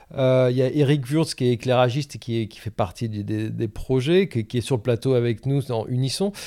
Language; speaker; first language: French; native; French